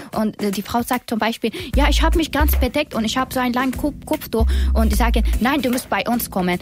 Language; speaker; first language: German; non-native, learner; Persian